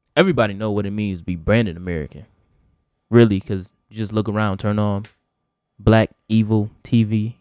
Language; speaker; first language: English; native; English